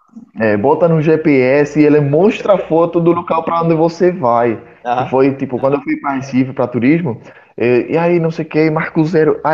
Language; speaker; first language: Portuguese; non-native, fluent; Spanish